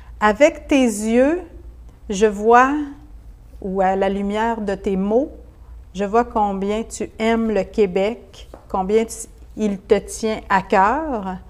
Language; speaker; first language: French; native; French